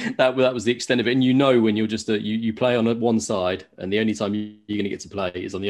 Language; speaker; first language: English; native; English